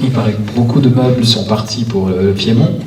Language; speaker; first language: French; native; French